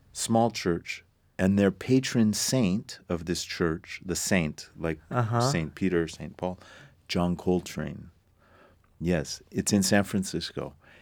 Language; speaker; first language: English; native; English